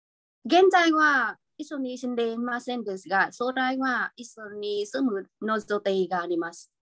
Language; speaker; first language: Japanese; non-native, fluent; Vietnamese